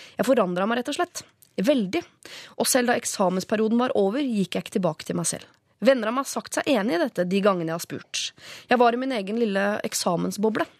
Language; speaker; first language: Norwegian; native; Norwegian